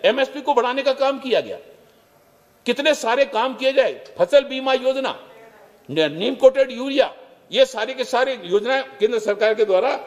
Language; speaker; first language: Hindi; native; Hindi